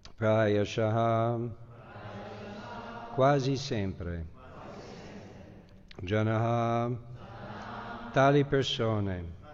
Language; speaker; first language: Italian; non-native, fluent; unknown